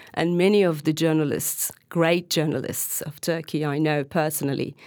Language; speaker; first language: English; non-native, fluent; Turkish